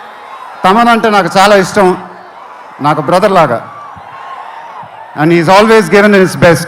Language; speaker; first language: Telugu; native; Telugu